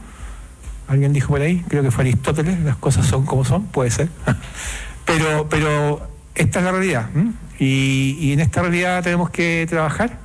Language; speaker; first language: Spanish; native; Spanish